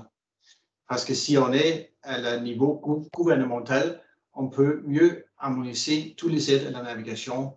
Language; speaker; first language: French; non-native, fluent; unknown